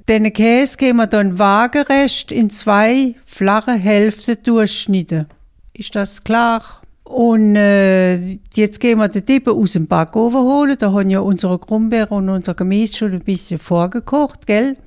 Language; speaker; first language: German; non-native, local second language; French